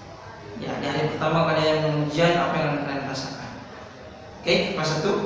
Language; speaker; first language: Indonesian; native; Indonesian